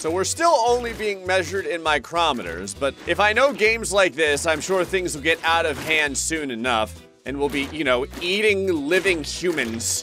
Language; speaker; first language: English; native; English